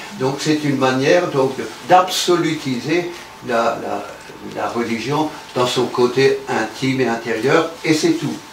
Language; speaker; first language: French; native; French